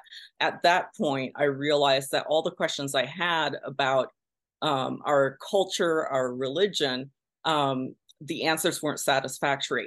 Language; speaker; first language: English; early bilingual, other home language; Pennsylvania German